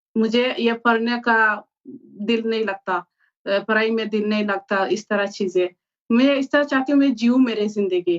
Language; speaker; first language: Urdu; non-native, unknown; Bangla